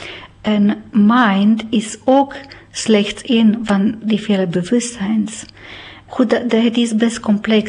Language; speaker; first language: Dutch; non-native, fluent; Romanian